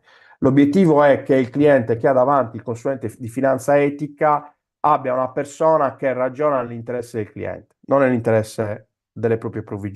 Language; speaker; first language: Italian; native; Italian